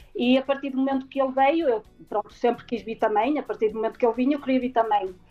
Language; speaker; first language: Portuguese; native; Portuguese